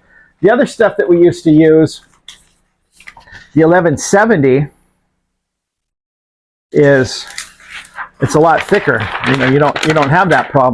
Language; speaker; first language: English; native; English